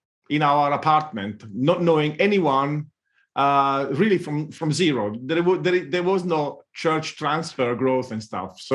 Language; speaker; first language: English; non-native, fluent; Italian